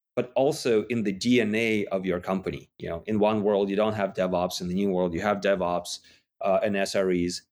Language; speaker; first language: English; non-native, fluent; Russian